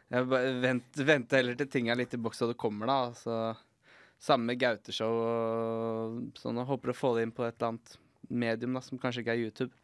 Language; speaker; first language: Norwegian; native; Norwegian